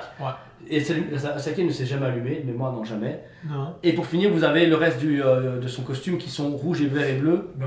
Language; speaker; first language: French; native; French